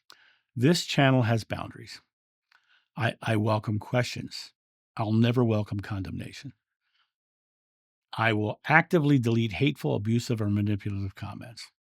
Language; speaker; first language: English; native; English